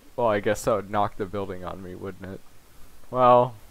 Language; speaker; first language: English; native; English